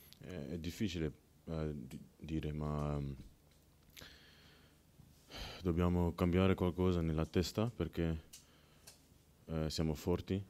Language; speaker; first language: Italian; non-native, learner; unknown